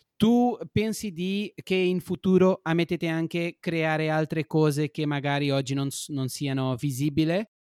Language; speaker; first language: Italian; non-native, fluent; Portuguese